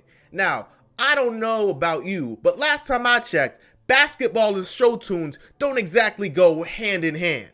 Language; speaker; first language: English; native; English